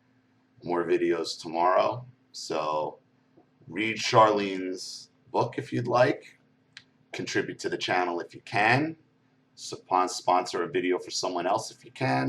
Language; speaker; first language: English; native; English